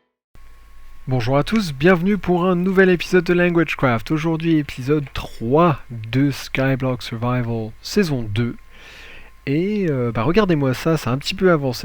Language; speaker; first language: French; native; French